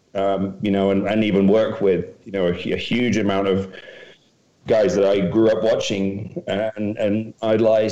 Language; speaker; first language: English; native; English